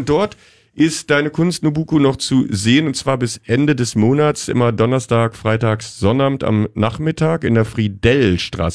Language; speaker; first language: German; native; German